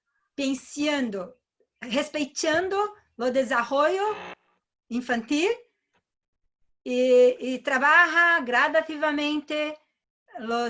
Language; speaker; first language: Spanish; non-native, learner; Portuguese